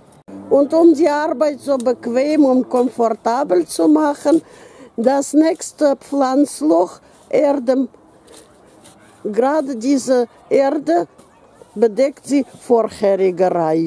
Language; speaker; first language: German; non-native, fluent; Russian